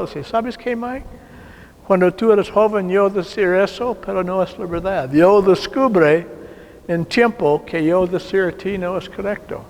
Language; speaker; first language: Spanish; non-native, learner; English